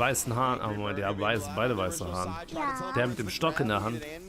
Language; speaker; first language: German; early bilingual, heritage; German